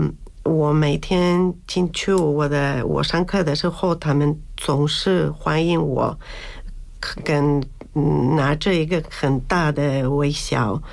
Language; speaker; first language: Chinese; non-native, fluent; Spanish